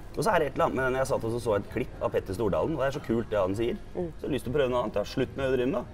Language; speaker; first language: Norwegian; native; Norwegian